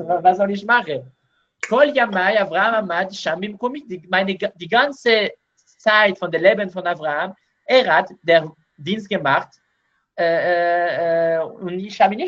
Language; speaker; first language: German; non-native, learner; Hebrew